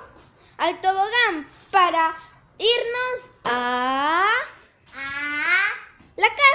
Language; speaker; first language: Spanish; native; Spanish